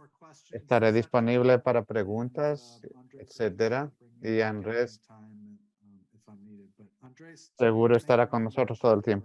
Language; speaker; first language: Spanish; non-native, fluent; English